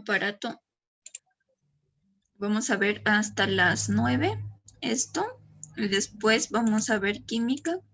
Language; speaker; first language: Spanish; native; Spanish